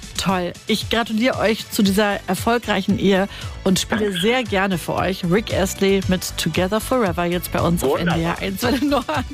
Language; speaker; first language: German; native; German